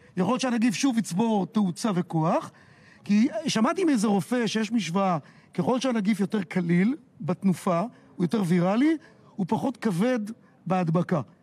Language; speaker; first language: Hebrew; native; Hebrew